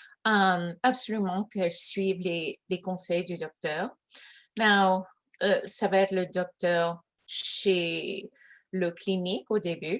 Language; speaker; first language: French; early bilingual, heritage; English